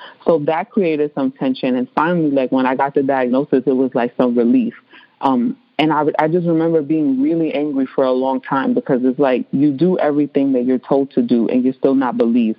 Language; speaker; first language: English; early bilingual, other home language; Spanish